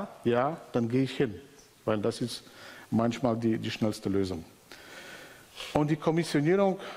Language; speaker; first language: German; non-native, fluent; Polish